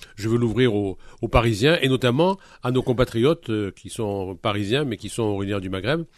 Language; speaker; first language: French; native; French